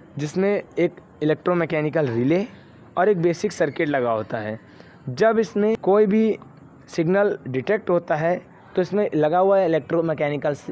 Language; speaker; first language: Hindi; native; Hindi